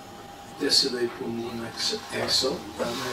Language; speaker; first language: French; non-native, learner; English